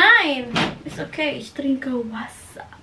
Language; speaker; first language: German; non-native, learner; Indonesian